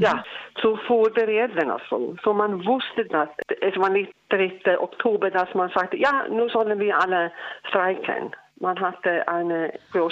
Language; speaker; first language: German; non-native, learner; Icelandic